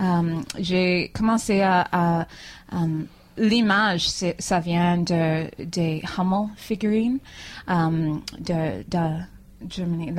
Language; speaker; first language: French; non-native, fluent; English